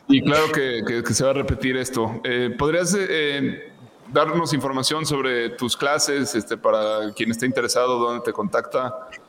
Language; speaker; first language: Spanish; native; Spanish